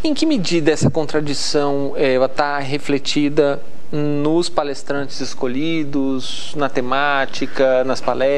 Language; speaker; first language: Portuguese; native; Portuguese